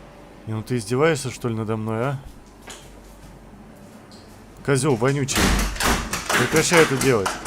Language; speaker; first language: Russian; native; Russian